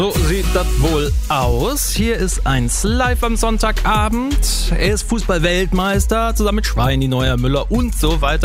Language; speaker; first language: German; native; German